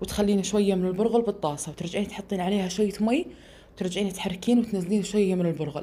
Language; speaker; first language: Arabic; native; Arabic